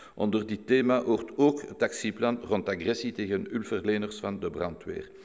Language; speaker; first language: Dutch; non-native, local second language; French